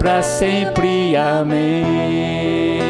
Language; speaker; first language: Portuguese; native; Portuguese